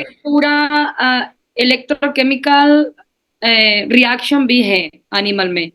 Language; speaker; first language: Hindi; non-native, learner; Spanish